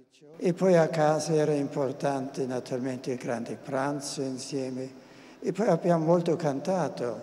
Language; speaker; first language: Italian; non-native, fluent; German